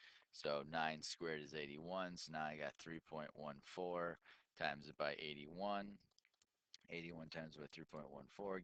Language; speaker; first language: English; native; English